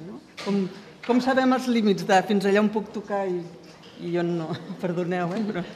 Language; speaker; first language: Catalan; native; Catalan